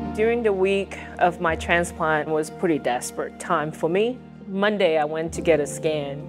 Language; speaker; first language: English; non-native, fluent; Chinese